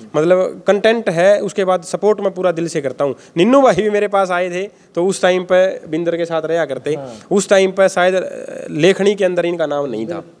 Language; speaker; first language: Hindi; native; Hindi